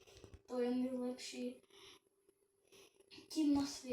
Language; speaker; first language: Czech; non-native, learner; Ukrainian